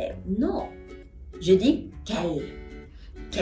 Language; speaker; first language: French; non-native, fluent; Spanish